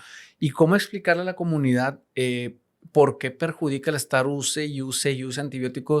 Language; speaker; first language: Spanish; native; Spanish